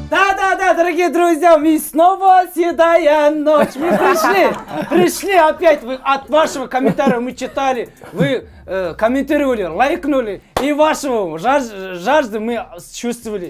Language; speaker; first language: Russian; non-native, learner; Kazakh